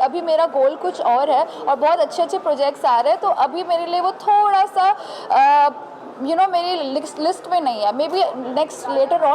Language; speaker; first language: Hindi; native; Hindi